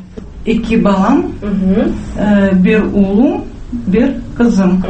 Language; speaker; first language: Kyrgyz; non-native, learner; Russian